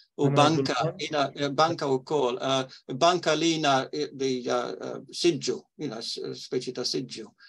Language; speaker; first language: Maltese; early bilingual, heritage; Maltese